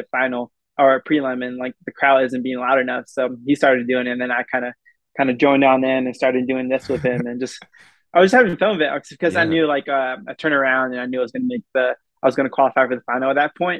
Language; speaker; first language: English; native; English